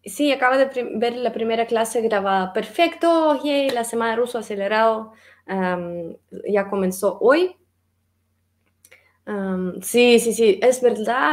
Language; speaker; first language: Spanish; non-native, fluent; Russian